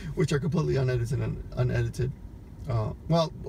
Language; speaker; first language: English; early bilingual, other home language; Spanish